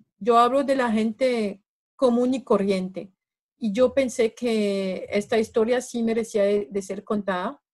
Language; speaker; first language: Spanish; non-native, fluent; French